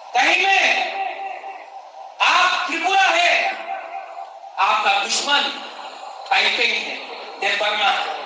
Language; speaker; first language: Hindi; non-native, local second language; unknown